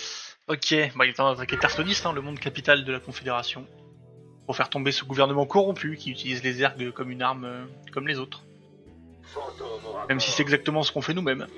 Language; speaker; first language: French; native; French